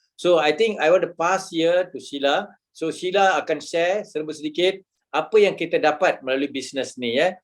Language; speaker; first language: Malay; non-native, local second language; Tamil